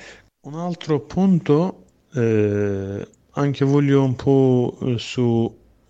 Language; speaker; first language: Italian; non-native, learner; Kurdish